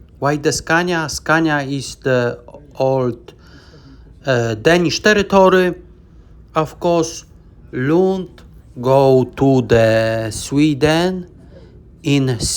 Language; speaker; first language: English; non-native, learner; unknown